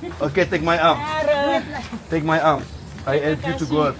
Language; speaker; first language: English; non-native, learner; French